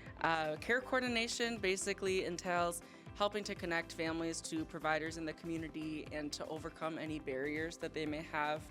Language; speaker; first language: English; native; English